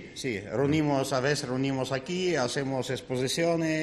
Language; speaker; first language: Spanish; non-native, learner; Ukrainian